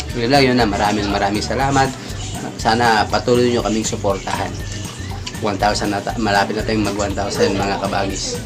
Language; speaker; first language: Filipino; non-native, local second language; Iloko